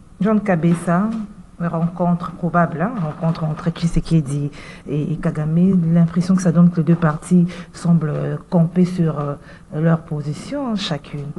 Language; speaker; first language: French; non-native, local second language; Lingala